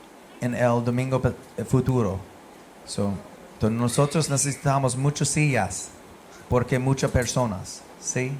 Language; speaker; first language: Spanish; non-native, learner; English